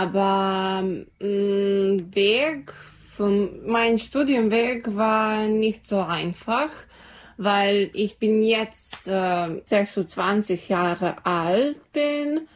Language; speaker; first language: German; non-native, learner; Serbian